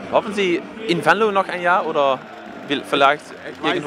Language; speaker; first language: German; non-native, learner; Dutch